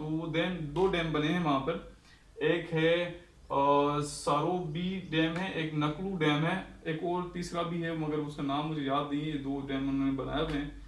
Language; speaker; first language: Urdu; non-native, local second language; Sindhi